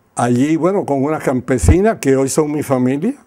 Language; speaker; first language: Spanish; native; Spanish